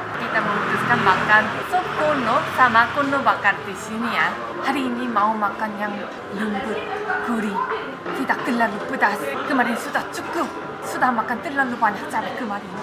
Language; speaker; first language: Indonesian; non-native, fluent; Korean